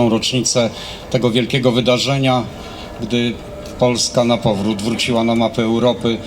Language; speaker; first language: Polish; native; Polish